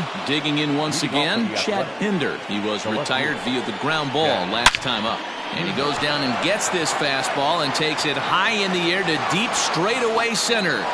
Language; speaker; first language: English; native; English